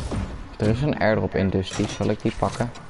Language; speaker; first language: Dutch; native; Dutch